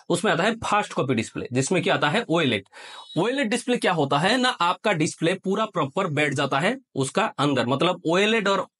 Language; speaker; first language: Hindi; non-native, local second language; Odia